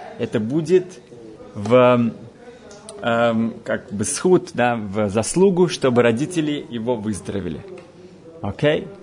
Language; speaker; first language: Russian; early bilingual, heritage; Russian